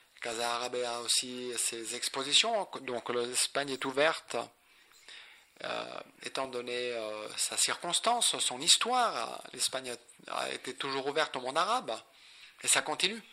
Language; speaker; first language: French; non-native, fluent; Spanish